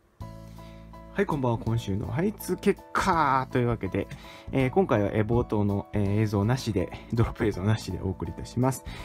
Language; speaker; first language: Japanese; native; Japanese